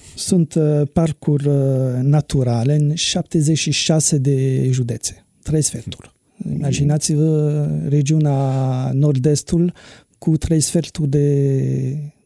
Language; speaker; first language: Romanian; non-native, fluent; French